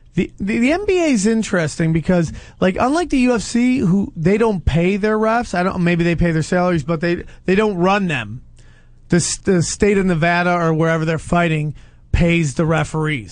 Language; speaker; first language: English; native; English